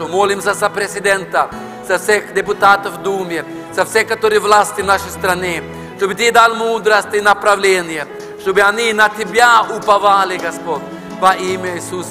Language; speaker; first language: Russian; non-native, fluent; Norwegian